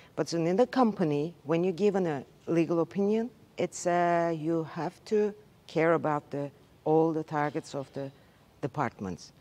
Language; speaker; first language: English; non-native, learner; Turkish